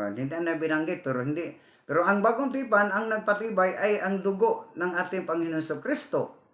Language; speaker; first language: Filipino; non-native, local second language; Cebuano